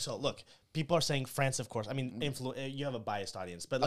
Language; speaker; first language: English; native; English